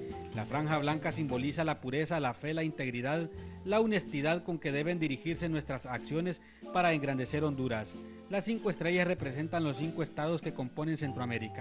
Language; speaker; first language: Spanish; native; Spanish